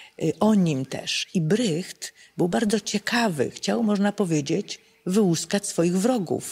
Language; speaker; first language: Polish; native; Polish